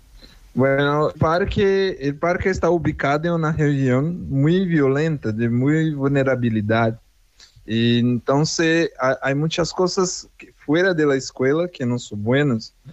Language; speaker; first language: Spanish; non-native, fluent; Portuguese